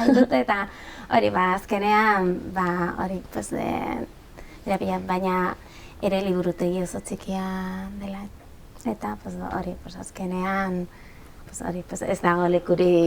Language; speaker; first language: Basque; non-native, local second language; Spanish